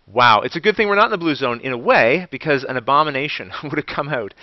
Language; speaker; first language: English; native; English